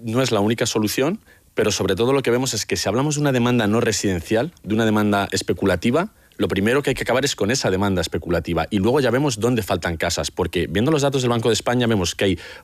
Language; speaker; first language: Spanish; native; Spanish